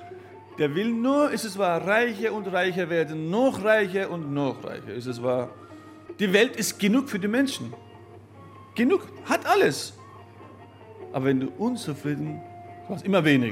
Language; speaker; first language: German; non-native, learner; Turkish